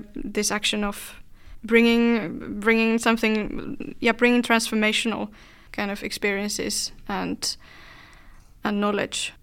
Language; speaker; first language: English; non-native, fluent; Finnish